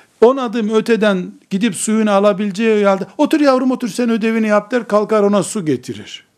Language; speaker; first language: Turkish; native; Turkish